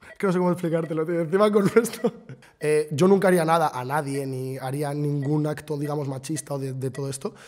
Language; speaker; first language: Spanish; early bilingual, other home language; Arabic